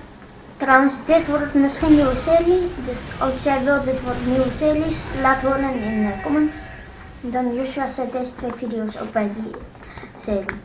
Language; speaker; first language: Dutch; non-native, learner; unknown